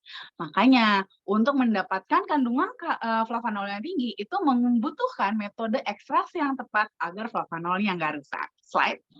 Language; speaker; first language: Indonesian; native; Indonesian